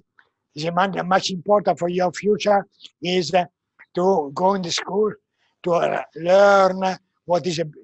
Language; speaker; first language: English; non-native, learner; Italian